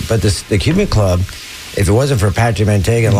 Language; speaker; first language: English; native; English